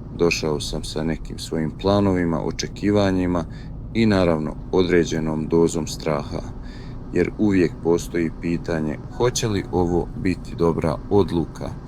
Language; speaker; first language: Bosnian; native; Bosnian